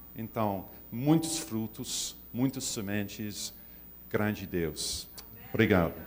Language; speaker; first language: Portuguese; non-native, learner; English